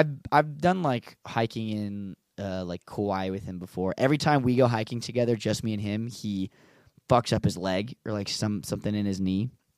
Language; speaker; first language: English; native; English